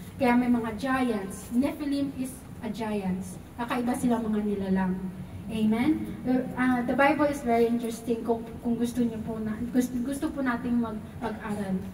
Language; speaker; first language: Filipino; non-native, local second language; Cebuano